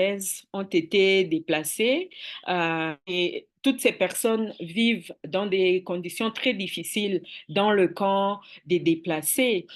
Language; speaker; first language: French; non-native, local second language; Swahili